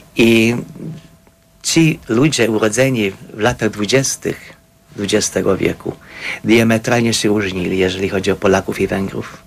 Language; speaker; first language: Polish; non-native, fluent; Hungarian